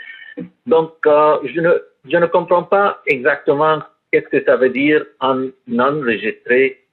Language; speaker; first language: French; non-native, learner; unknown